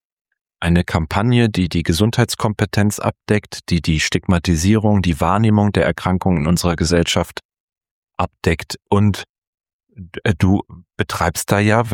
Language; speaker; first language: German; native; German